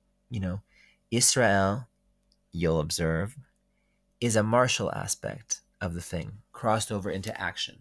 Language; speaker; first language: English; native; English